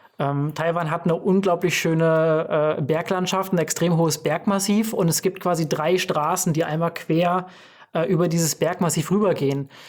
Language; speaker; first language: German; native; German